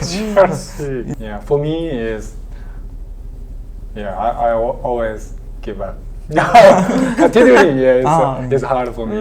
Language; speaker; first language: English; non-native, learner; Chinese